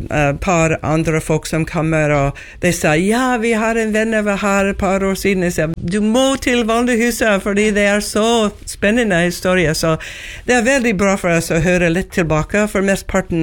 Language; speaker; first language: Norwegian; non-native, learner; English